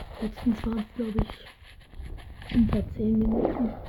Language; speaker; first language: German; early bilingual, other home language; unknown